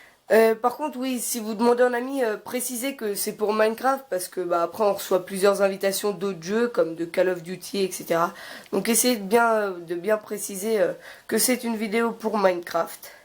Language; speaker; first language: French; native; French